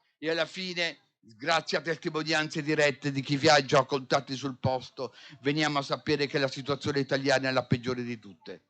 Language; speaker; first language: Italian; native; Italian